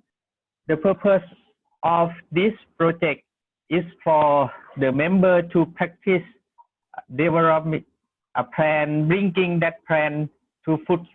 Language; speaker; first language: English; non-native, learner; Thai